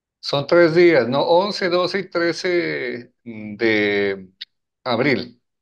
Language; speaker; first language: Spanish; native; Spanish